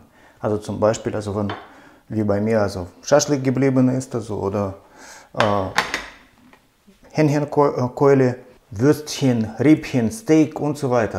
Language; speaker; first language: German; non-native, fluent; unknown